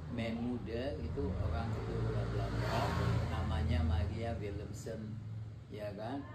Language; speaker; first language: Indonesian; non-native, local second language; Dutch